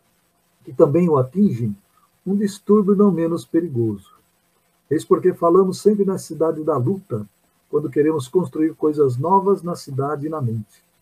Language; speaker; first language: Portuguese; native; Portuguese